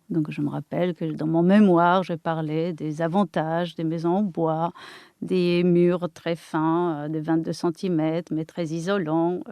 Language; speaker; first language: French; non-native, fluent; Polish